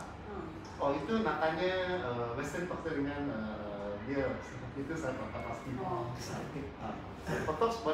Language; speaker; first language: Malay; non-native, local second language; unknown